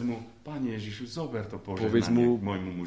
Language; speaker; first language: Polish; non-native, learner; Slovak